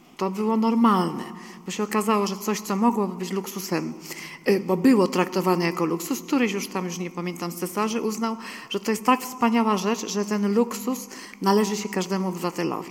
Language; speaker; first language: Polish; native; Polish